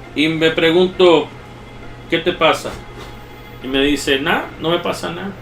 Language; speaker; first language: Spanish; early bilingual, heritage; Spanish